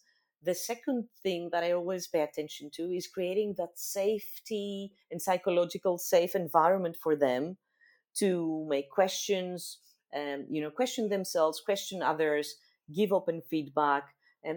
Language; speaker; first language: English; non-native, fluent; Greek